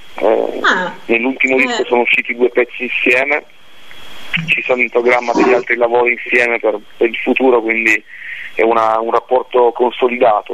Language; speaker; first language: Italian; native; Italian